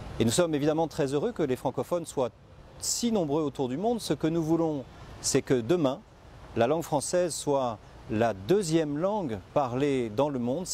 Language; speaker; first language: French; native; French